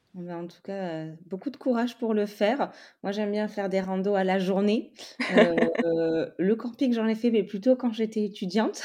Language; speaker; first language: French; native; French